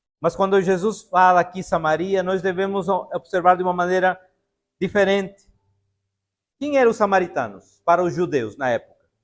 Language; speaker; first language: Portuguese; non-native, fluent; Spanish